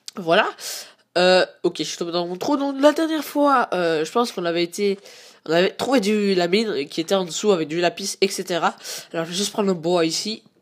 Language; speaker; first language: French; native; French